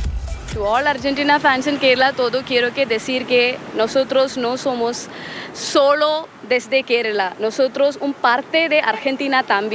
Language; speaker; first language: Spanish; non-native, learner; Malayalam